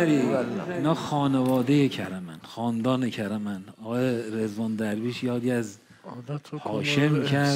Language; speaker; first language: Persian; native; Persian